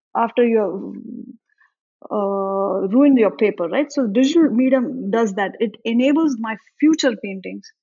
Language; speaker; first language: English; non-native, local second language; Marathi